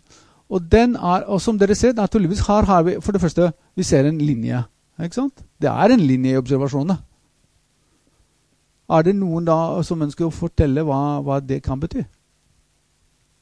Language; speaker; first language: Norwegian; non-native, fluent; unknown